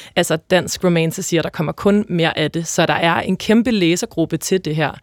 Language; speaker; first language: Danish; native; Danish